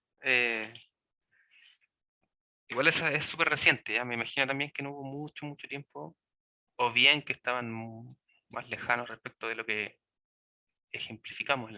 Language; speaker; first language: Spanish; native; Spanish